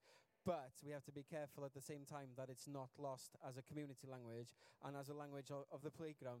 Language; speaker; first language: English; non-native, local second language; Welsh